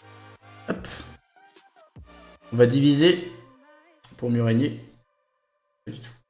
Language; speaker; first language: French; native; French